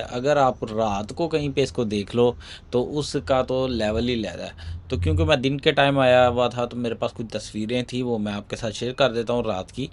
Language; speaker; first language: Urdu; non-native, local second language; Punjabi